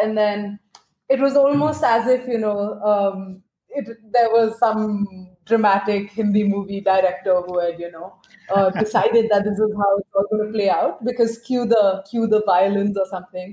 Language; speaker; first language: English; non-native, local second language; Hindi